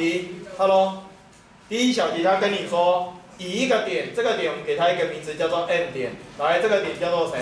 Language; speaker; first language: Chinese; native; Chinese